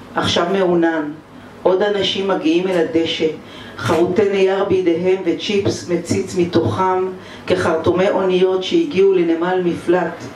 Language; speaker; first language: Hebrew; native; Hebrew